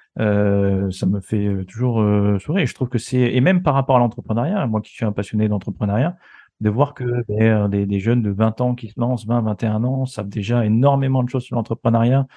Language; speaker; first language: French; native; French